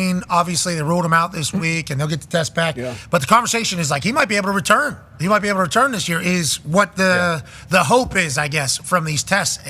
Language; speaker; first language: English; native; English